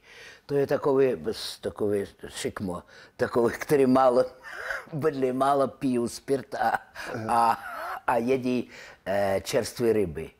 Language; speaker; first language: Czech; non-native, learner; Russian